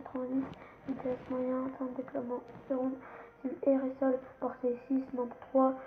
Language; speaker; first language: French; native; French